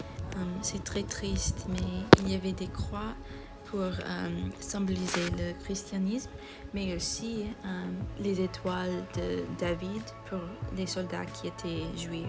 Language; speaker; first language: French; non-native, learner; English